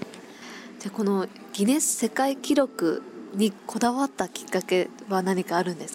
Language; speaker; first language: Japanese; native; Japanese